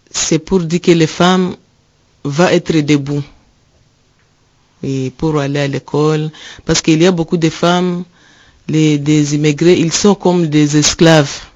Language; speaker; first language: French; non-native, learner; Rundi